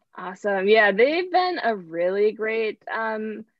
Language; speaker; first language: English; early bilingual, other home language; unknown